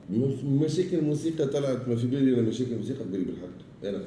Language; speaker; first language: Arabic; native; Arabic